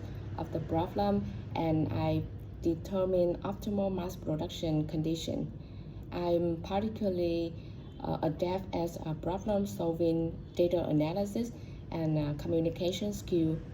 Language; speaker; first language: English; non-native, learner; Vietnamese